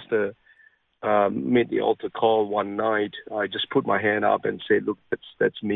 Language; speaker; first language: English; non-native, local second language; Min Nan Chinese